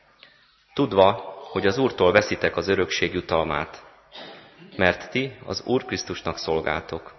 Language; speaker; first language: Hungarian; native; Hungarian